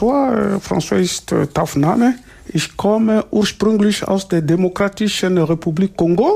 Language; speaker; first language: German; non-native, fluent; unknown